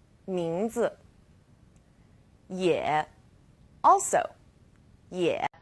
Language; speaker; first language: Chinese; non-native, fluent; English